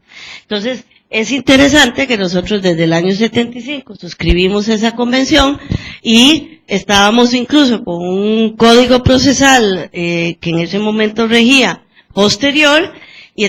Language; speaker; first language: Spanish; native; Spanish